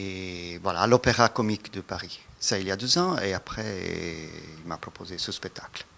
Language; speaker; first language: French; non-native, fluent; Italian